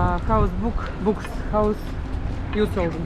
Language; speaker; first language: English; non-native, learner; Russian